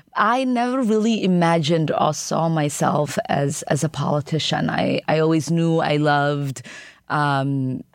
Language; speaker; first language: English; early bilingual, other home language; Somali